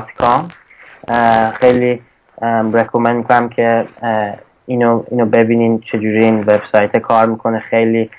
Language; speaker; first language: Persian; early bilingual, heritage; Persian